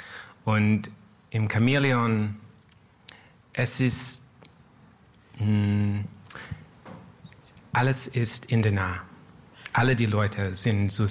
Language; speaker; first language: German; non-native, fluent; English